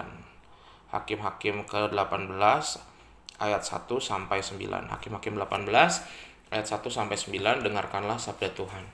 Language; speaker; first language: Indonesian; native; Indonesian